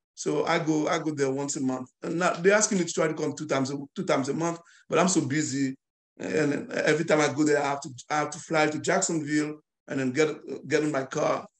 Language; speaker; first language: English; non-native, fluent; Haitian Creole